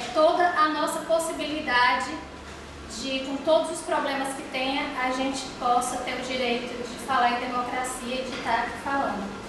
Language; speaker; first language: Portuguese; native; Portuguese